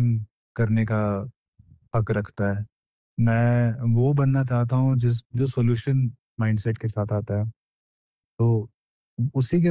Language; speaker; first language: Hindi; native; Hindi